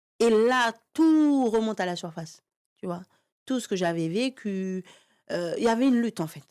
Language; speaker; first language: French; early bilingual, other home language; Haitian Creole